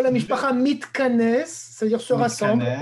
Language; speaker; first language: Hebrew; non-native, fluent; French